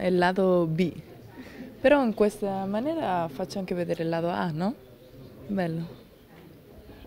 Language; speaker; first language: Italian; non-native, fluent; Spanish